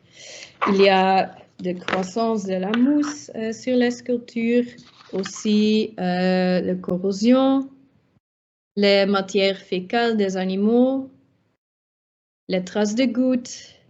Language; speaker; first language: French; non-native, local second language; Dutch